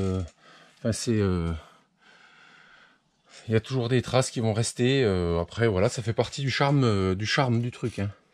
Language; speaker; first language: French; native; French